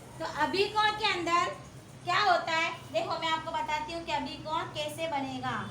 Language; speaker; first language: Urdu; native; Urdu